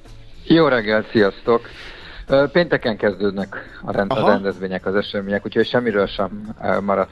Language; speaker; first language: Hungarian; native; Hungarian